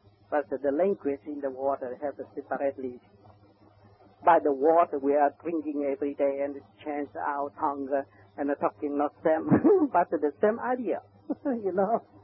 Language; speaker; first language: English; non-native, learner; Vietnamese